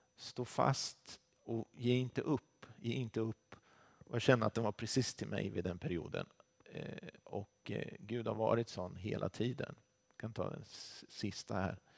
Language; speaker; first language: Swedish; native; Swedish